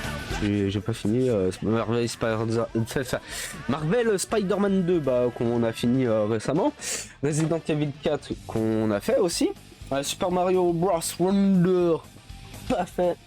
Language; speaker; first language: French; native; French